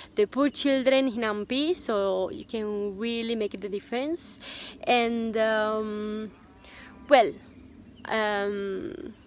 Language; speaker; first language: English; non-native, fluent; Italian